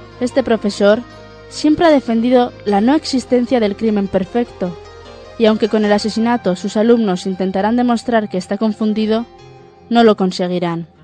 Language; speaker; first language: Spanish; native; Spanish